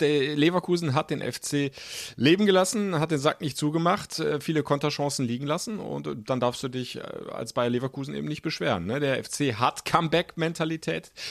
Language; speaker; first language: German; native; German